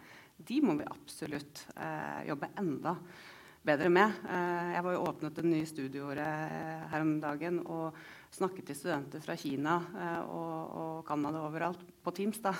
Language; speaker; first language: Norwegian; native; Norwegian